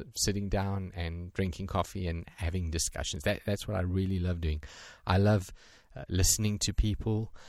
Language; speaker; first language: English; native; English